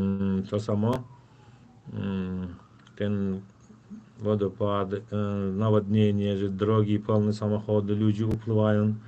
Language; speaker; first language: Polish; non-native, fluent; Turkmen